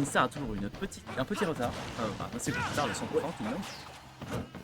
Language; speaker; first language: French; native; French